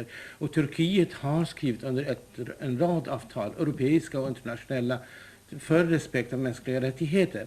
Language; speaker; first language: Swedish; non-native, fluent; Kurdish